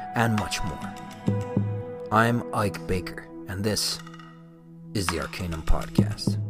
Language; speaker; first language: English; native; English